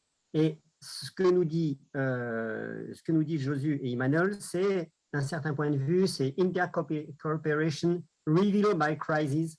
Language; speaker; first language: French; native; French